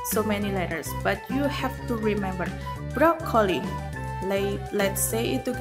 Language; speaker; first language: English; non-native, learner; Indonesian